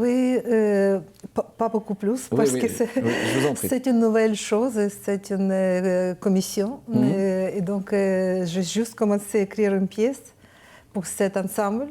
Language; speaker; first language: French; non-native, learner; Ukrainian